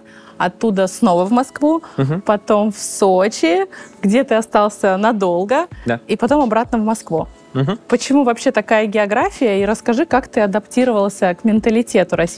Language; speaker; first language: Russian; native; Russian